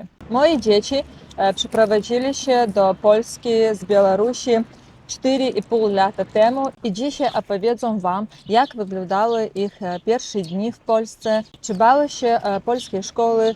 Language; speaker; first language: Polish; non-native, learner; Russian